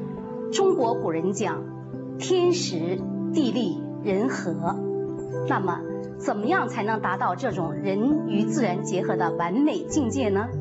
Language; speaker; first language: Chinese; native; Chinese